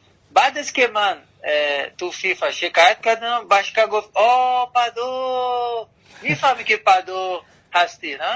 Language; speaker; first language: Persian; non-native, learner; Portuguese